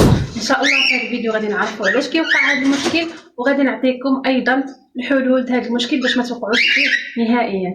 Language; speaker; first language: Arabic; native; Arabic